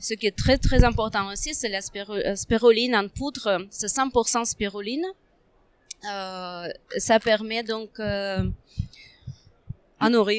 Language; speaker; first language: French; non-native, fluent; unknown